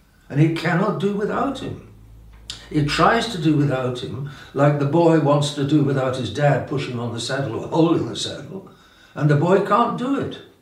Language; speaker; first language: English; native; English